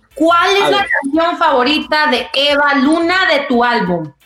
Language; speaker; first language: Spanish; native; Spanish